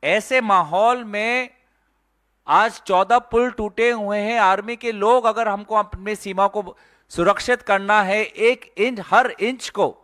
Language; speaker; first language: Hindi; non-native, local second language; Assamese